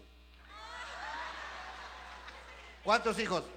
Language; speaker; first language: Spanish; native; Spanish